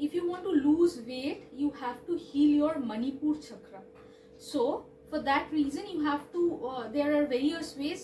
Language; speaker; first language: English; non-native, local second language; Bangla